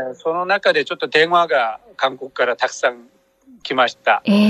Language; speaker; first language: Japanese; non-native, fluent; Korean